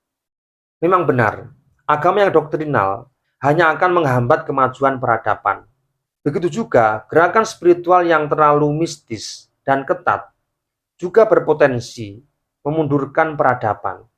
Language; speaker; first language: Indonesian; native; Indonesian